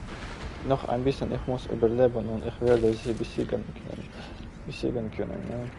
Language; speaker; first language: German; non-native, learner; Russian